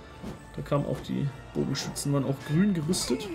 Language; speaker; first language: German; native; German